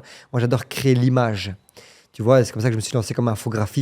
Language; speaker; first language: French; native; French